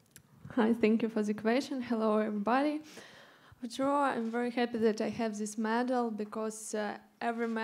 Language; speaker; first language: English; non-native, learner; Ukrainian